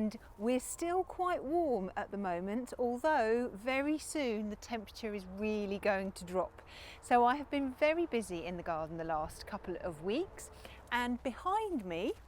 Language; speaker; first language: English; native; English